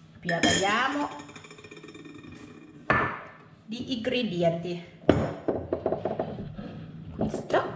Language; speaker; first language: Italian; non-native, learner; Thai